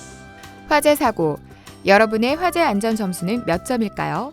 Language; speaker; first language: Korean; non-native, fluent; Vietnamese